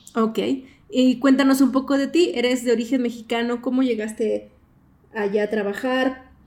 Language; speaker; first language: Spanish; native; Spanish